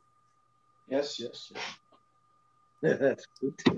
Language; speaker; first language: English; non-native, learner; French